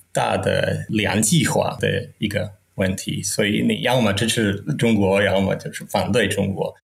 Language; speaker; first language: Chinese; non-native, fluent; Czech